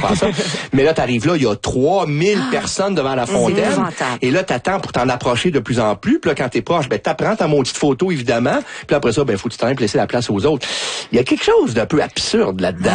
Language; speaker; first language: French; native; French